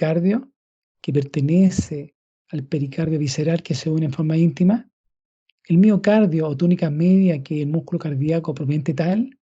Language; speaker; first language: Spanish; native; Spanish